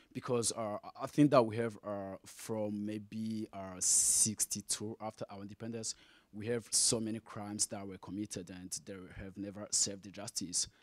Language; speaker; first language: English; non-native, fluent; Rundi